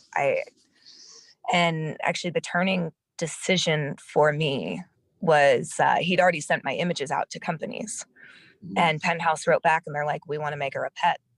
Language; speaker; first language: English; native; English